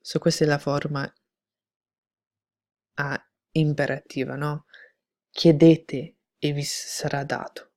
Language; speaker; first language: Italian; non-native, fluent; English